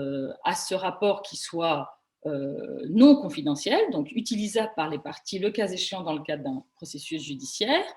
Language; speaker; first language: French; native; French